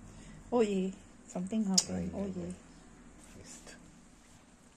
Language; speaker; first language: English; non-native, fluent; Filipino